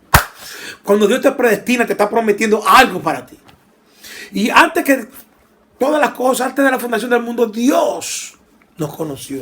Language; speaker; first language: Spanish; native; Spanish